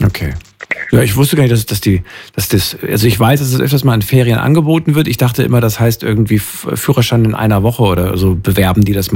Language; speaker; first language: German; native; German